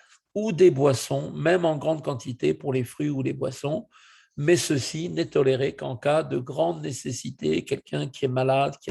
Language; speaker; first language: French; native; French